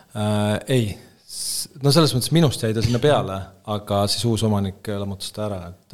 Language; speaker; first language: Estonian; native; Estonian